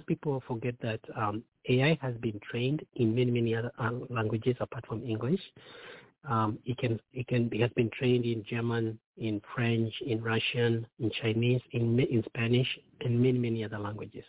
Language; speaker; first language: English; non-native, local second language; Kikuyu